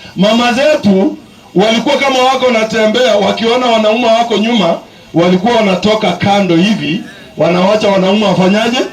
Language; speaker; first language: Swahili; non-native, local second language; Kalenjin